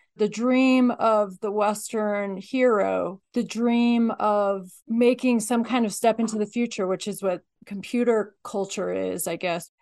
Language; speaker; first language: English; native; English